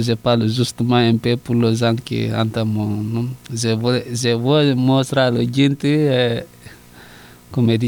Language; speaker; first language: French; non-native, local second language; Susu